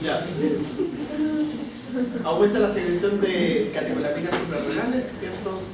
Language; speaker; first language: Spanish; native; Spanish